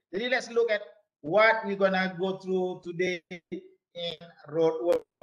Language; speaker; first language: English; non-native, local second language; Malay